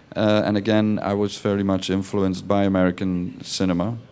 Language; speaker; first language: English; non-native, fluent; Dutch